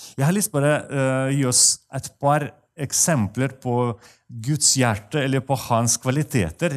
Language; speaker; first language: Norwegian; non-native, fluent; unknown